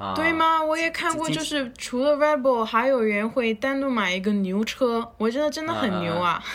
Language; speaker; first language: Chinese; non-native, fluent; Spanish